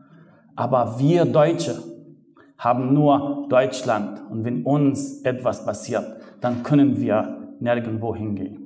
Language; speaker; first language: German; non-native, fluent; Arabic